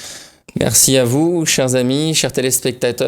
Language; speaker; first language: French; native; French